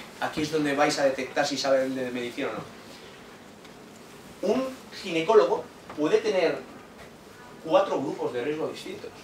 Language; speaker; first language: Spanish; native; Spanish